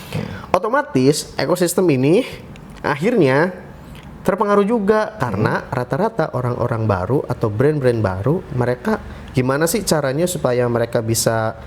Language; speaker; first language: Indonesian; native; Indonesian